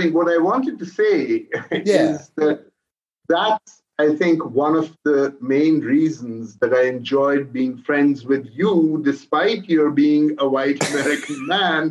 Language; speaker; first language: English; non-native, local second language; Urdu